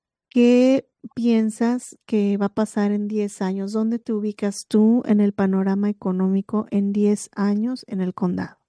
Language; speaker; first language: Spanish; native; Spanish